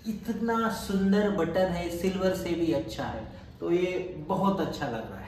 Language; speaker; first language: Hindi; non-native, local second language; Marathi